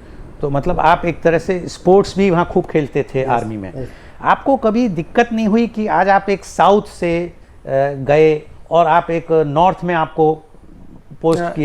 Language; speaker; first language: Hindi; native; Hindi